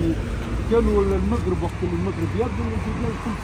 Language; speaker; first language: Arabic; native; Arabic